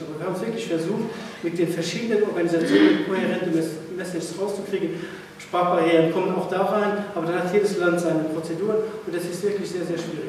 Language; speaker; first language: German; non-native, local second language; Luxembourgish